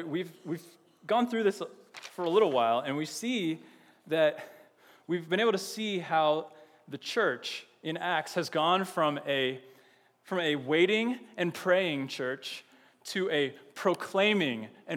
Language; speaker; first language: English; native; English